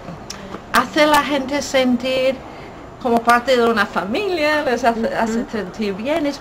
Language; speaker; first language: Spanish; non-native, fluent; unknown